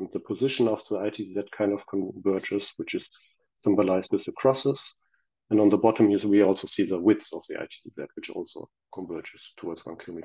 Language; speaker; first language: English; non-native, fluent; German